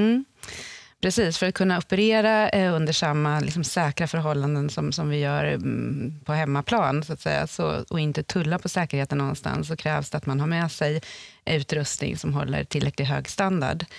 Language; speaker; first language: Swedish; native; Swedish